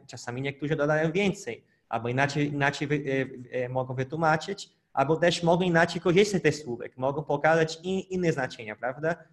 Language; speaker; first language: Polish; non-native, fluent; Portuguese